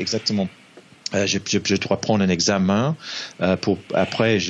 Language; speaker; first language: French; non-native, fluent; English